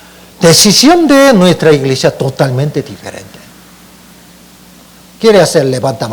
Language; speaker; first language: Spanish; non-native, learner; Korean